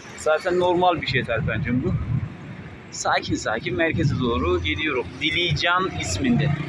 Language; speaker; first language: Turkish; native; Turkish